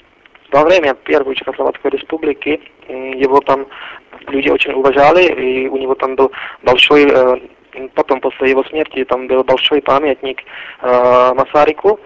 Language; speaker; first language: Russian; non-native, fluent; Czech